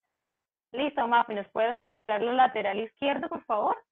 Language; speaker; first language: Spanish; native; Spanish